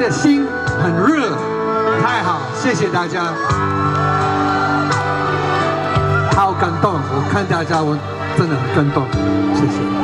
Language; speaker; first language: Chinese; non-native, fluent; English